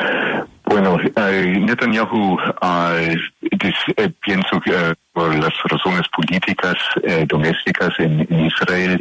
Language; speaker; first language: Spanish; non-native, learner; English